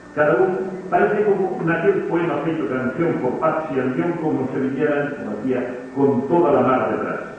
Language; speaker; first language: Spanish; non-native, local second language; Galician